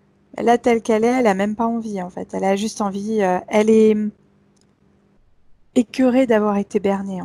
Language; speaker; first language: French; native; French